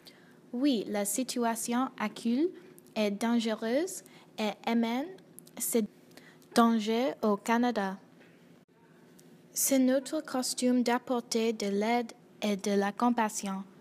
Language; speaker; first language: French; non-native, learner; English